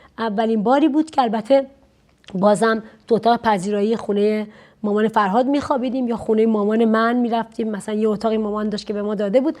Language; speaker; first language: Persian; native; Persian